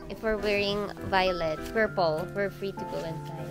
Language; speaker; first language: English; non-native, local second language; Filipino